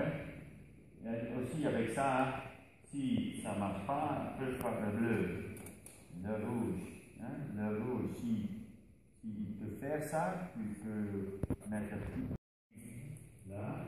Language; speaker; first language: French; non-native, learner; Dutch